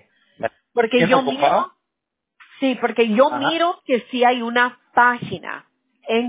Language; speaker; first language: Spanish; early bilingual, heritage; Spanish